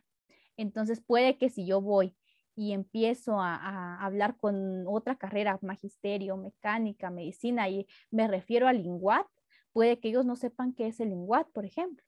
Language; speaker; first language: Spanish; native; Spanish